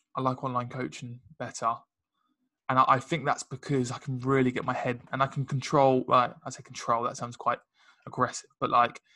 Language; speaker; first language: English; native; English